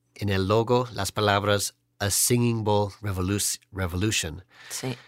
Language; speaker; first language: Spanish; non-native, fluent; English